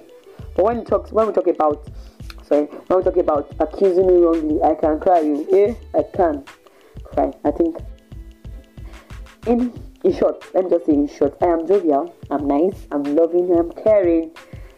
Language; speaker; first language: English; non-native, local second language; Yoruba